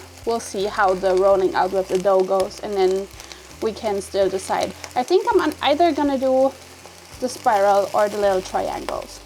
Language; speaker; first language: English; non-native, fluent; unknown